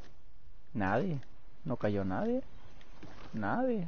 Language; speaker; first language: Spanish; native; Spanish